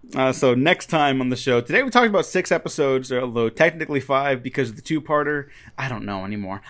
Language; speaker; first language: English; early bilingual, other home language; Spanish